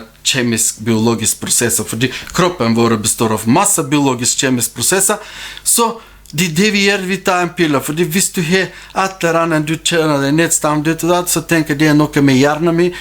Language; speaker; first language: Norwegian; non-native, fluent; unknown